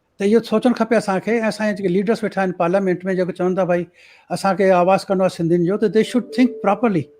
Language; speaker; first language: Sindhi; early bilingual, heritage; Sindhi